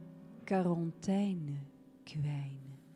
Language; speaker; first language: Dutch; native; Dutch